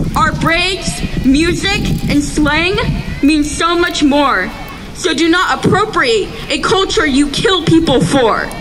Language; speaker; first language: English; native; English